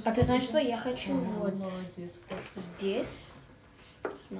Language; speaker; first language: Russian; early bilingual, other home language; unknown